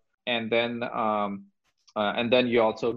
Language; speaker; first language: English; non-native, local second language; Hindi